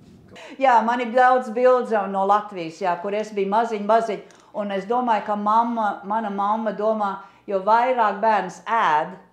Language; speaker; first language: Latvian; early bilingual, heritage; English